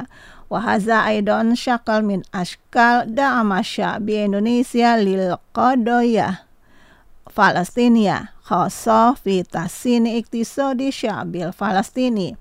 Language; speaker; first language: Arabic; non-native, fluent; Indonesian